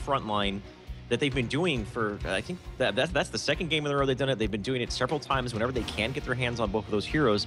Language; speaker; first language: English; native; English